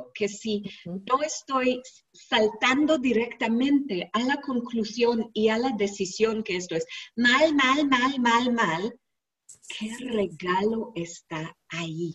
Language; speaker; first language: Spanish; non-native, learner; English